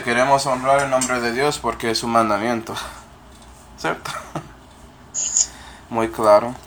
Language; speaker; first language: Spanish; non-native, fluent; English